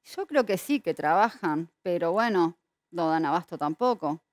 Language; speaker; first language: Spanish; native; Spanish